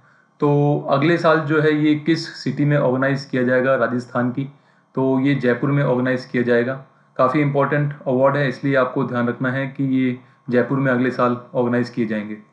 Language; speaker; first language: Hindi; native; Hindi